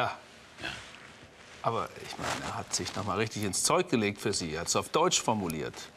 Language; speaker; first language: German; native; German